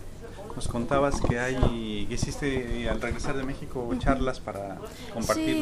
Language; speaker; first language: Spanish; native; Spanish